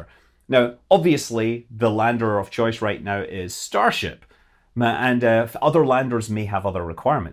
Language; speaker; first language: English; native; English